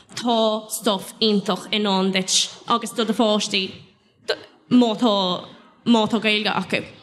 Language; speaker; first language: Irish; non-native, local second language; English